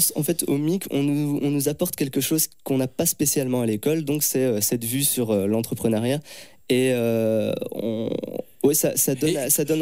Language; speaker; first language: French; native; French